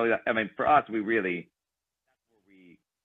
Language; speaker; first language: English; early bilingual, other home language; Ukrainian